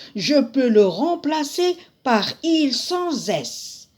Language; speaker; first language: French; non-native, local second language; Arabic